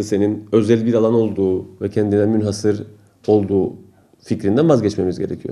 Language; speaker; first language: Turkish; native; Turkish